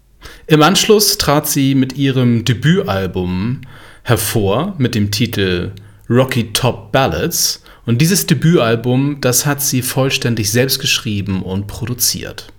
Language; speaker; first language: German; native; German